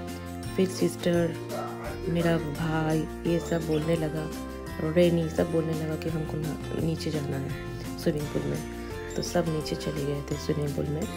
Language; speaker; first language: Hindi; non-native, local second language; Bangla